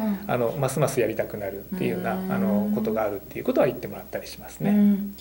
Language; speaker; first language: Japanese; native; Japanese